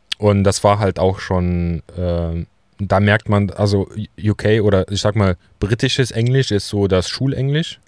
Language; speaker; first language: German; early bilingual, other home language; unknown